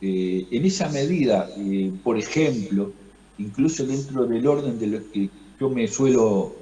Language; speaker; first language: Spanish; native; Spanish